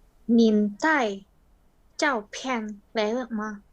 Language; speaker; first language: Chinese; non-native, learner; Indonesian